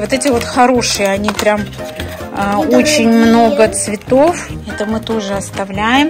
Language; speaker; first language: Russian; native; Russian